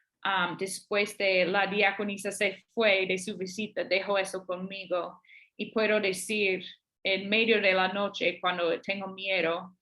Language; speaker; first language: Spanish; non-native, fluent; English